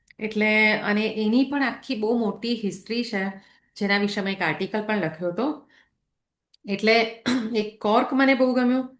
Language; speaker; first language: Gujarati; native; Gujarati